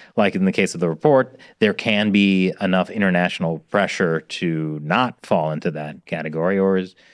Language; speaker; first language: English; native; English